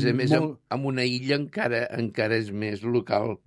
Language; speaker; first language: Catalan; native; Catalan